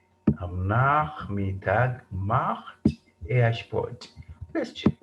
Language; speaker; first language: German; non-native, fluent; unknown